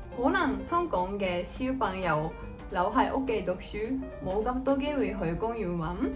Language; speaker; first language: Cantonese; non-native, fluent; Japanese